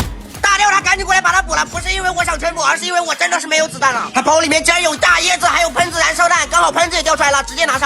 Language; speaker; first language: Chinese; native; Chinese